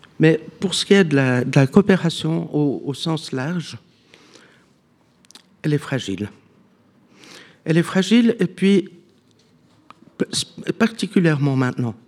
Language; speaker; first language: French; native; French